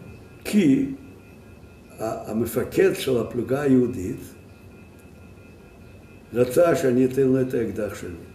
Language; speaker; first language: Hebrew; non-native, fluent; Yiddish